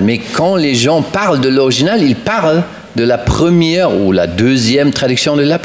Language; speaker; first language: French; non-native, fluent; German